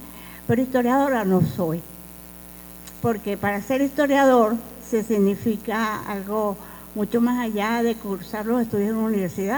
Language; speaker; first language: Spanish; native; Spanish